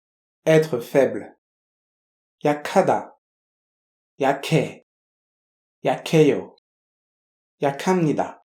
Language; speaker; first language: Korean; non-native, fluent; French